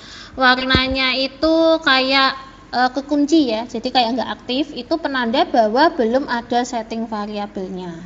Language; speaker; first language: Indonesian; native; Indonesian